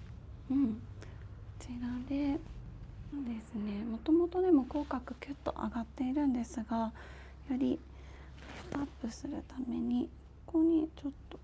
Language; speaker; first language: Japanese; native; Japanese